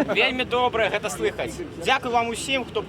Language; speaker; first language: Belarusian; non-native, local second language; Russian